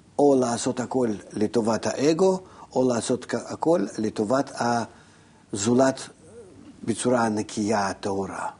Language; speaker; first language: Hebrew; non-native, fluent; Russian